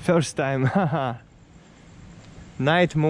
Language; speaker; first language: English; non-native, learner; Russian